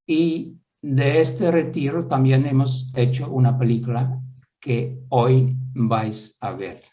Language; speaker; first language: Spanish; non-native, fluent; Dutch